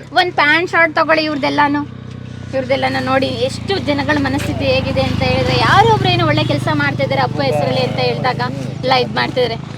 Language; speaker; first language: Kannada; native; Kannada